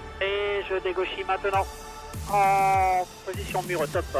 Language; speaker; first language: French; native; French